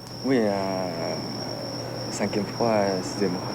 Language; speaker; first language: French; non-native, learner; Japanese